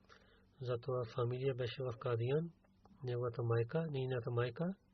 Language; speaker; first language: Bulgarian; non-native, learner; Urdu